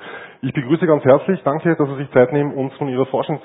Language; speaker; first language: German; native; German